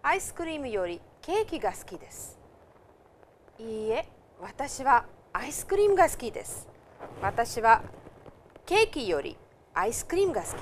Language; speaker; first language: Japanese; non-native, fluent; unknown